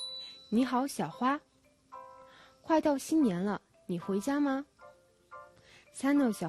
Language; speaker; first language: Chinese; non-native, fluent; Mongolian